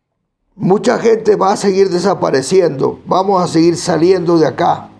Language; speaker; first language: Spanish; native; Spanish